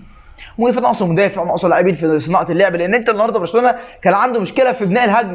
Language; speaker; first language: Arabic; native; Arabic